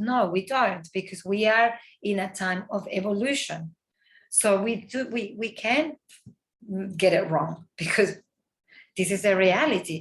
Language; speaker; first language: English; non-native, fluent; Spanish